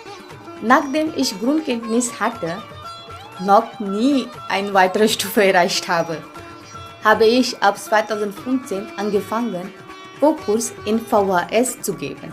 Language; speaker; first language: German; non-native, fluent; Marathi